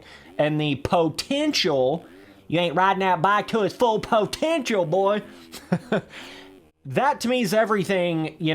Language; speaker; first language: English; native; English